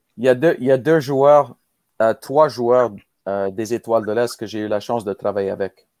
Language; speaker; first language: French; native; French